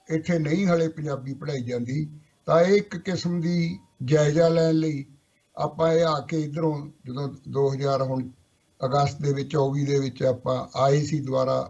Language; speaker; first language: Punjabi; native; Punjabi